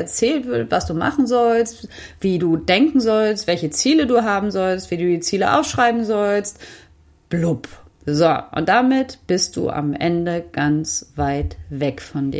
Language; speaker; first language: German; native; German